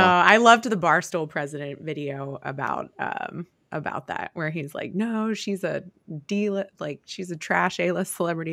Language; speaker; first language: English; native; English